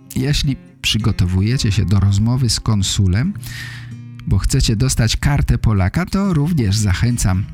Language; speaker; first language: Polish; native; Polish